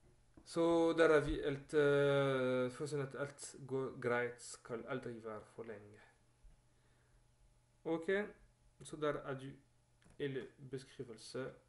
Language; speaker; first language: Norwegian; non-native, learner; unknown